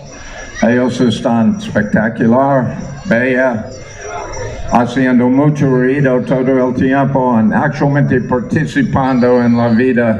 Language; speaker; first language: Spanish; non-native, learner; English